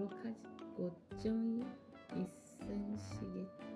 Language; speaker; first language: Korean; non-native, learner; Japanese